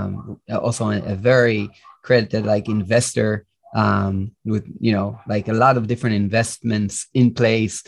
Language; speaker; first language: English; non-native, fluent; Hebrew